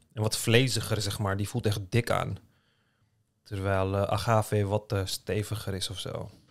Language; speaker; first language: Dutch; early bilingual, other home language; Turkish